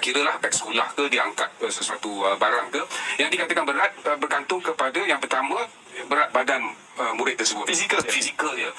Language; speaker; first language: Malay; native; Malay